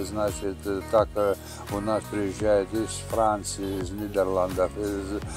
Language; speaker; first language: Russian; non-native, fluent; Lithuanian